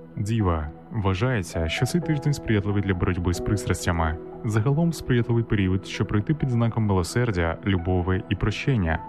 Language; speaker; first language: Ukrainian; native; Ukrainian